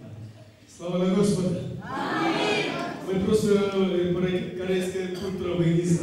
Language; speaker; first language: Russian; non-native, learner; Korean